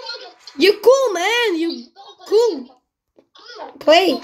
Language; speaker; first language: English; non-native, learner; Russian